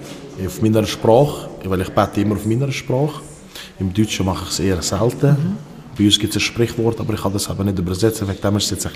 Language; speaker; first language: German; early bilingual, other home language; Albanian